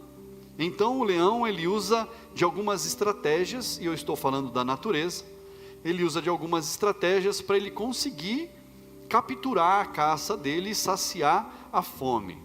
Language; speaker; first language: Portuguese; native; Portuguese